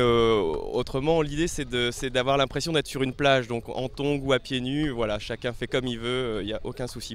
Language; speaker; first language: French; native; French